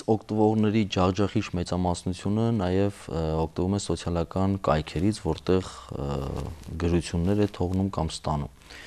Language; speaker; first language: Armenian; native; Armenian